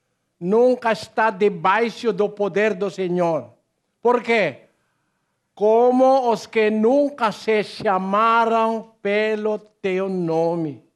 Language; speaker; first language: Portuguese; non-native, learner; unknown